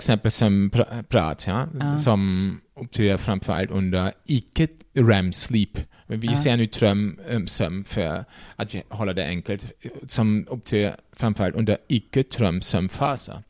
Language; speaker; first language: Swedish; non-native, fluent; German